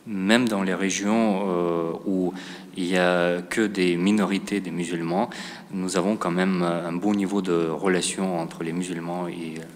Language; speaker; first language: French; non-native, fluent; Russian